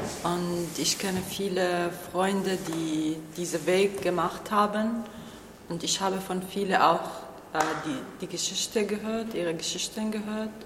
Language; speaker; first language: German; non-native, learner; Arabic